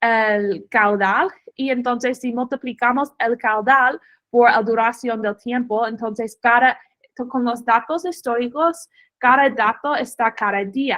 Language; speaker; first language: Spanish; non-native, fluent; English